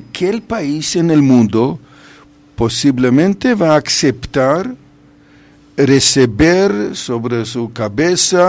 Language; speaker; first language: Spanish; non-native, fluent; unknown